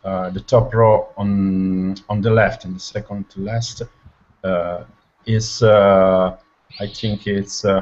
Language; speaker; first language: English; non-native, learner; Italian